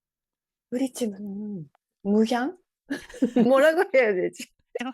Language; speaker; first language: Korean; non-native, fluent; Japanese